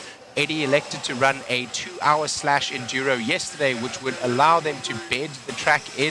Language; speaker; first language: English; native; English